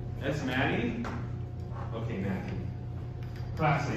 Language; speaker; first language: English; native; English